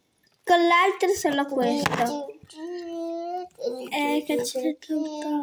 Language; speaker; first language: Italian; early bilingual, other home language; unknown